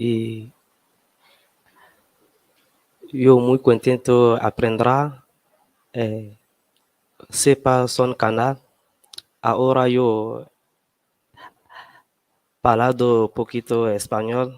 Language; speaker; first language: Spanish; non-native, learner; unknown